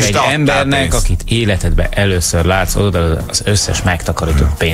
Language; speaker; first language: Hungarian; native; Hungarian